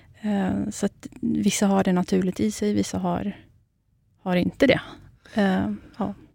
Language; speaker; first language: Swedish; early bilingual, other home language; Kurdish